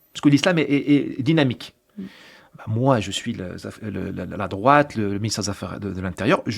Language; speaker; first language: French; non-native, local second language; Arabic